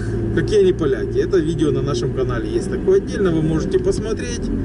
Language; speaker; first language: Russian; native; Russian